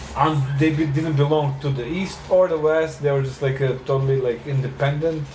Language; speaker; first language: English; non-native, fluent; Serbian